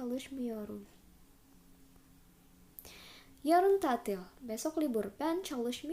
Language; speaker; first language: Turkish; non-native, fluent; Indonesian